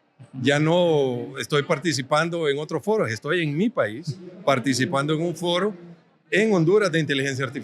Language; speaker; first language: Spanish; native; Spanish